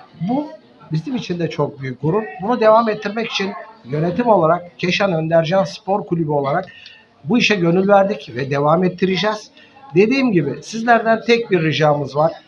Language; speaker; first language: Turkish; native; Turkish